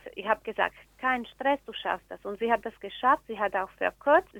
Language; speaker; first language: German; non-native, fluent; Slovak